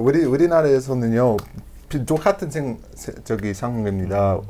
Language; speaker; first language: Korean; non-native, learner; English